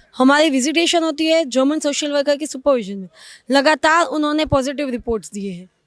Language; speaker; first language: Hindi; non-native, local second language; Gujarati